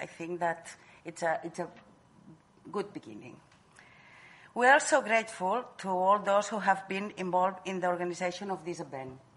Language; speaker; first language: English; non-native, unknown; Catalan